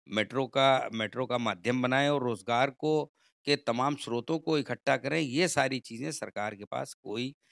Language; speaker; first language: Hindi; native; Hindi